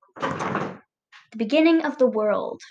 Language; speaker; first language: English; native; English